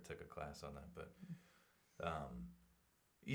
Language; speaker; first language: English; native; English